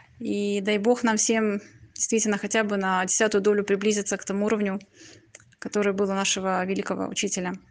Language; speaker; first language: Russian; native; Russian